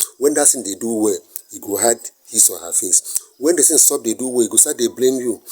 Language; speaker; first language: Nigerian Pidgin; non-native, local second language; Igbo